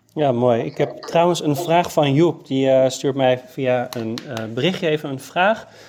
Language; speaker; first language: Dutch; native; Dutch